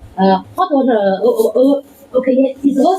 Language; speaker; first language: English; non-native, learner; Chinese